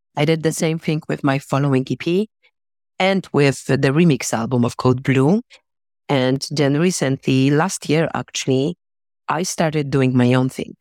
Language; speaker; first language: English; non-native, fluent; Polish